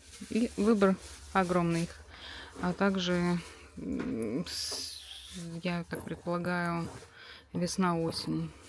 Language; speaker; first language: Russian; native; Russian